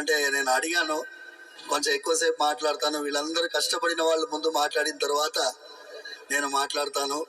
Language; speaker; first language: Telugu; native; Telugu